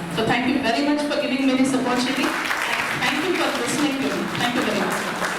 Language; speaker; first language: English; non-native, local second language; Kannada